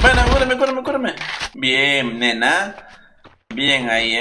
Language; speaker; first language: Spanish; native; Spanish